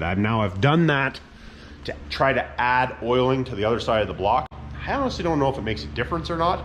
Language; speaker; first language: English; native; English